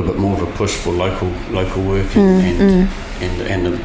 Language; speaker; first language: English; native; English